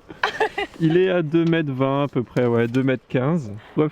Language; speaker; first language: French; native; French